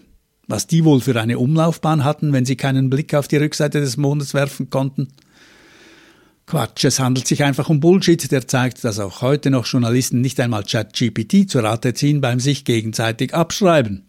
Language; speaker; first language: German; native; German